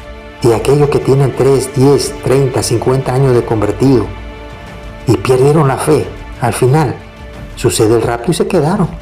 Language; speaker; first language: Spanish; native; Spanish